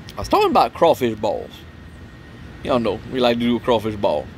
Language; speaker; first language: English; native; English